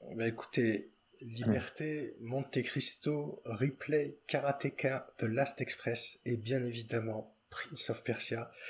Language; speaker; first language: French; native; French